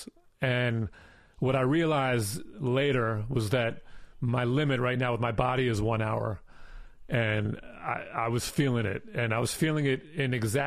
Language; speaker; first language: English; native; English